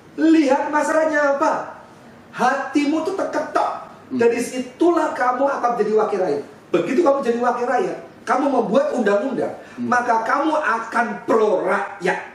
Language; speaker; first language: Indonesian; native; Indonesian